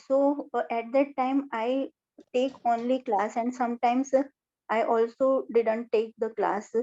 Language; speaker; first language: English; non-native, learner; Hindi